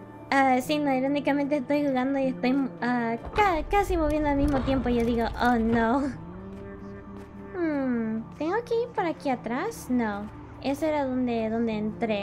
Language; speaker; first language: Spanish; non-native, learner; English